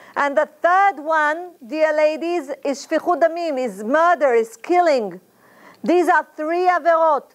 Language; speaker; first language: English; non-native, fluent; Hebrew